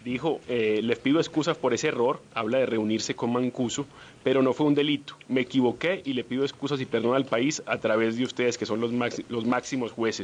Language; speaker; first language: Spanish; native; Spanish